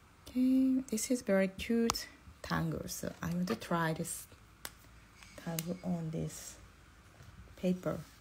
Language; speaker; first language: English; non-native, learner; Japanese